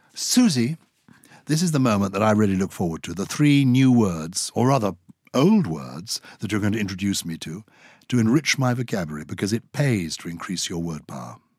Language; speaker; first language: English; native; English